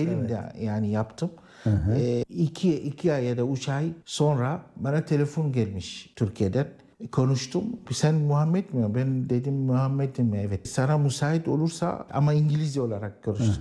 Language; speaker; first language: Turkish; non-native, learner; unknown